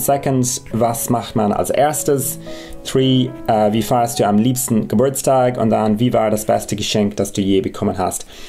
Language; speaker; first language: German; non-native, fluent; English